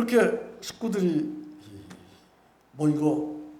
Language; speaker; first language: Korean; native; Korean